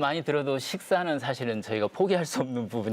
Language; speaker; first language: Korean; native; Korean